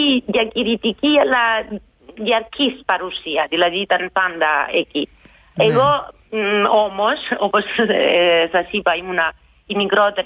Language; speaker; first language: Greek; non-native, fluent; Italian